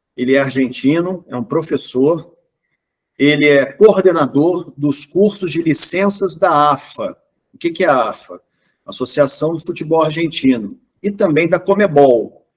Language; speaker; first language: Portuguese; native; Portuguese